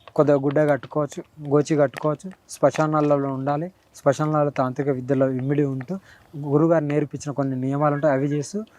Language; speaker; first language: Telugu; native; Telugu